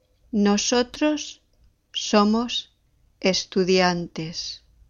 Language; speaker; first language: Spanish; native; Spanish